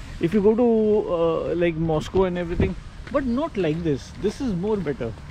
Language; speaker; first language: English; non-native, local second language; Hindi